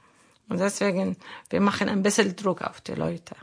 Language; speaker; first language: German; non-native, fluent; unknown